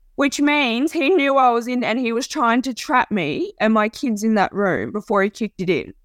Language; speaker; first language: English; native; English